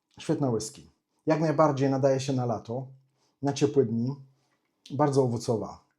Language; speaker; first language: Polish; native; Polish